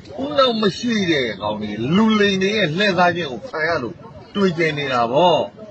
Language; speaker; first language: Burmese; native; Burmese